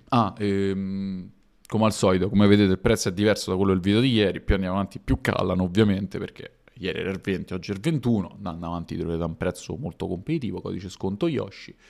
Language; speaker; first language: Italian; native; Italian